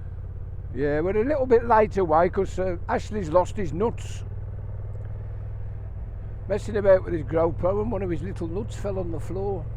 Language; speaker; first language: English; native; English